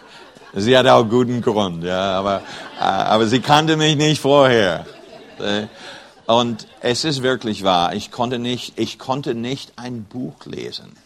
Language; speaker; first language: German; non-native, fluent; English